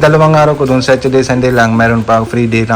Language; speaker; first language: Filipino; non-native, learner; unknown